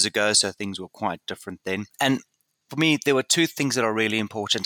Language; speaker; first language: English; native; English